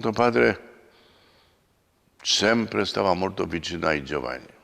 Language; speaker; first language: Italian; non-native, fluent; Polish